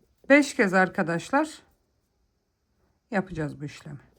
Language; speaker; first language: Turkish; native; Turkish